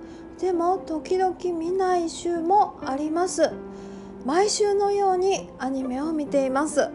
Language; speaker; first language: Japanese; non-native, learner; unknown